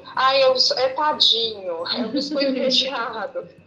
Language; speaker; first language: Portuguese; native; Portuguese